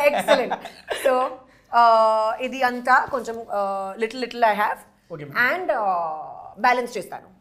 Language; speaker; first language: Telugu; non-native, learner; Hindi